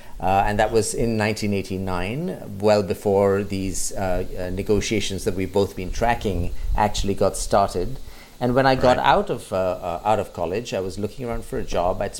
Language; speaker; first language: English; non-native, local second language; Hindi